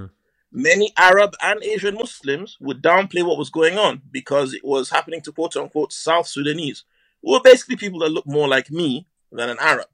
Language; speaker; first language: English; non-native, local second language; Hausa